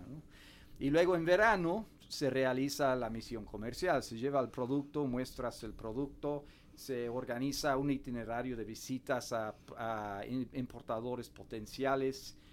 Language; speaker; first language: Spanish; non-native, fluent; English